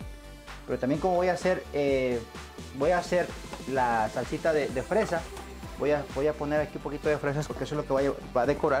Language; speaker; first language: Spanish; native; Spanish